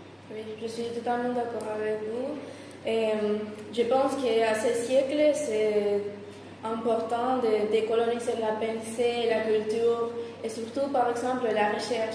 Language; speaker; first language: French; non-native, fluent; Spanish